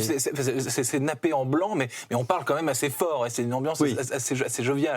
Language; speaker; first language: French; native; French